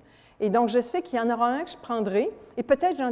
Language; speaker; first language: French; native; French